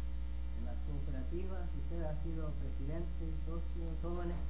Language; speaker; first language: Spanish; non-native, fluent; English